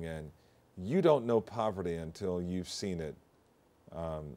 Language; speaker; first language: English; native; English